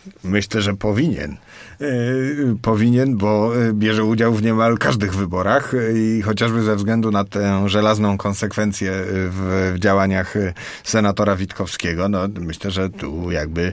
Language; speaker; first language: Polish; native; Polish